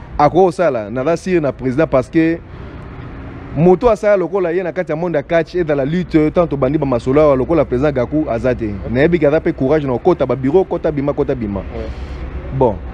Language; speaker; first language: Lingala; native; Lingala